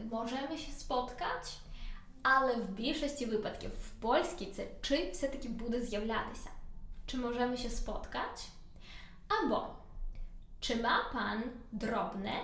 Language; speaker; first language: Polish; non-native, learner; Ukrainian